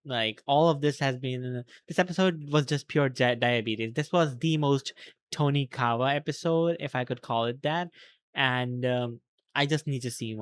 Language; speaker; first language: English; native; English